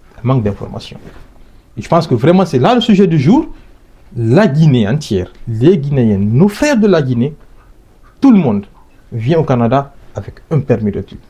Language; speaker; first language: French; non-native, local second language; Fula